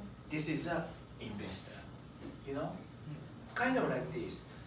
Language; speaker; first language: English; non-native, learner; Japanese